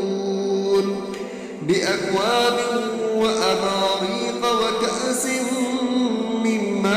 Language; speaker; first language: Arabic; native; Arabic